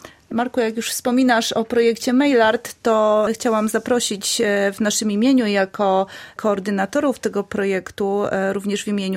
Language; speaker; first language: Polish; native; Polish